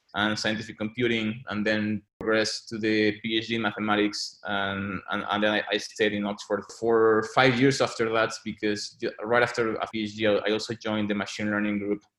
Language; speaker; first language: English; non-native, fluent; Spanish